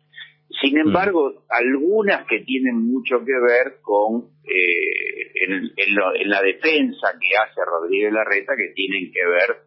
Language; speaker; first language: Spanish; native; Spanish